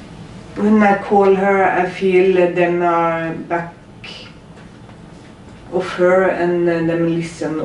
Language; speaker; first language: English; non-native, learner; Norwegian